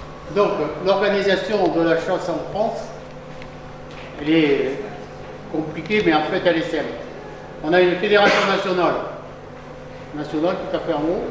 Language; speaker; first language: French; native; French